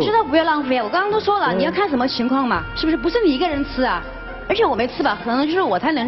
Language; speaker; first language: Chinese; native; Chinese